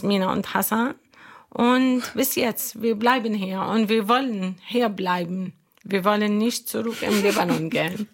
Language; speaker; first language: German; non-native, learner; Arabic